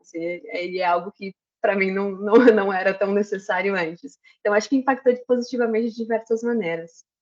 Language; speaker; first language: Portuguese; native; Portuguese